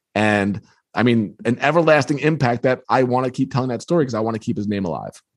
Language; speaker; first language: English; native; English